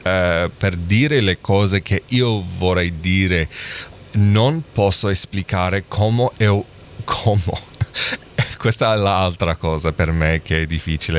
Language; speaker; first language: Italian; non-native, learner; English